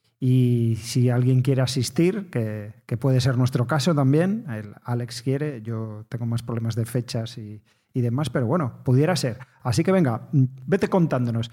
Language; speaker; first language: Spanish; native; Spanish